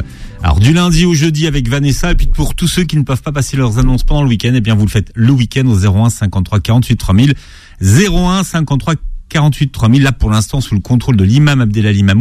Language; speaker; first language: French; native; French